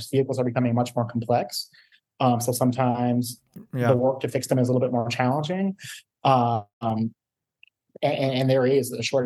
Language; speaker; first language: English; native; English